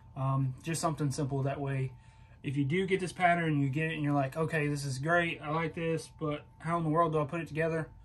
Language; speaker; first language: English; native; English